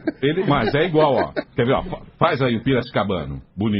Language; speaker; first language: Portuguese; native; Portuguese